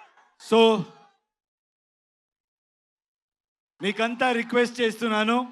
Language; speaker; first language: Telugu; non-native, learner; Kannada